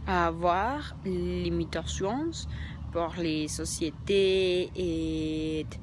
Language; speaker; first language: French; non-native, learner; Spanish